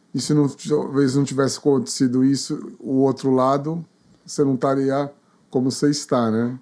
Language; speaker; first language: Portuguese; native; Portuguese